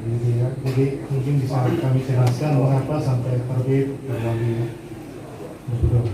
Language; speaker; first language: Indonesian; native; Indonesian